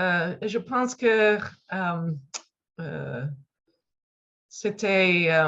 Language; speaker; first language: French; non-native, learner; English